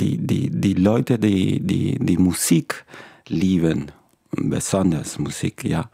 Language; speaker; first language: German; non-native, fluent; Spanish